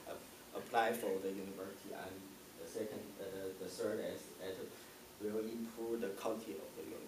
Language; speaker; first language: English; non-native, learner; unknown